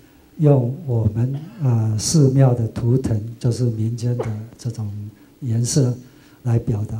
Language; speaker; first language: Chinese; non-native, local second language; Min Nan Chinese